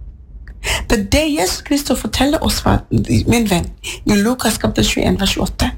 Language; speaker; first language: Norwegian; non-native, fluent; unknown